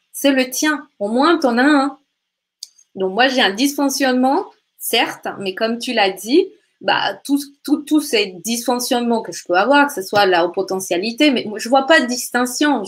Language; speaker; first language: French; native; French